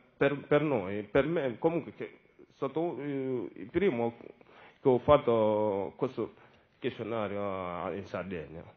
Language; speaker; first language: Italian; non-native, fluent; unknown